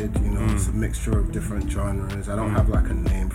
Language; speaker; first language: English; native; English